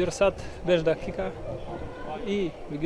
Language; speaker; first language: Turkish; non-native, learner; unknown